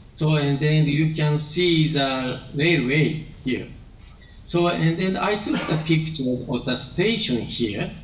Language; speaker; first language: English; non-native, learner; Japanese